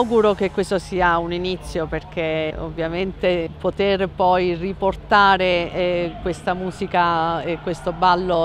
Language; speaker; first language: Italian; native; Italian